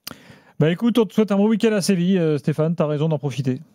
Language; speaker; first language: French; native; French